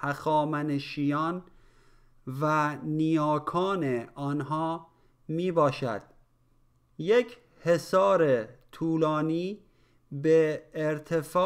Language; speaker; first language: Persian; native; Persian